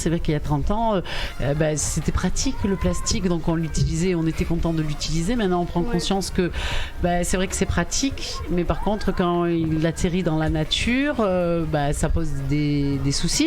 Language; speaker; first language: French; native; French